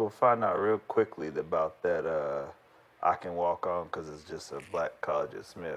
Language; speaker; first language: English; native; English